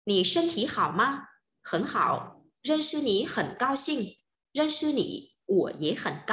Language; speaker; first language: Chinese; non-native, fluent; Vietnamese